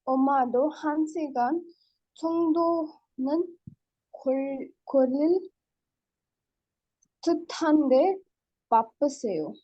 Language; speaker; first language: Korean; non-native, learner; Hindi